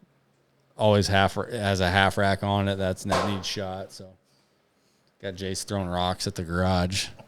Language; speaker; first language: English; native; English